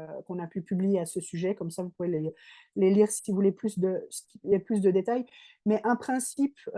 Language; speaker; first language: French; native; French